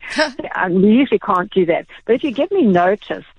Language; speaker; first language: English; native; English